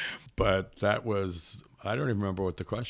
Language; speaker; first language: English; native; English